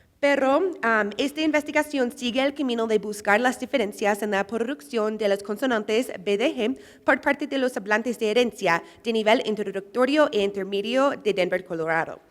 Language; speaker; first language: Spanish; non-native, fluent; English